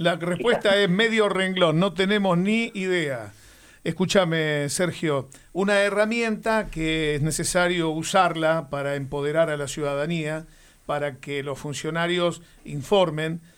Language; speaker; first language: Spanish; native; Spanish